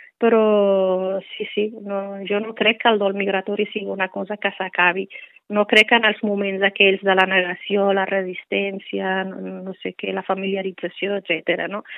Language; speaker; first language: Catalan; non-native, fluent; Riffian